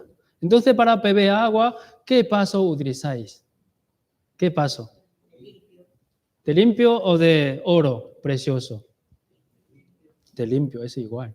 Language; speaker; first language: Spanish; non-native, learner; Chinese